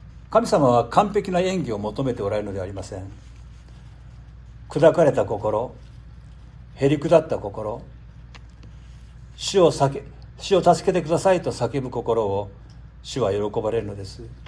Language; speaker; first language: Japanese; native; Japanese